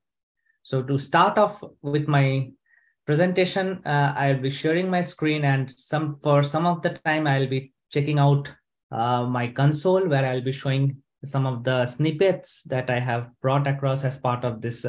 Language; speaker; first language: English; non-native, local second language; Bangla